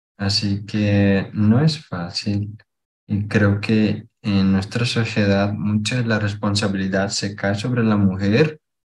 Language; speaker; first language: Spanish; non-native, fluent; Portuguese